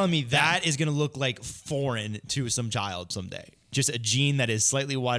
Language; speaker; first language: English; native; English